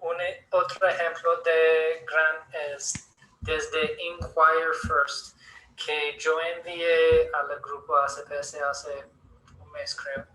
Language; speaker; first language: Spanish; non-native, learner; English